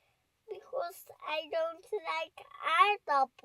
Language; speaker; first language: English; non-native, learner; Dutch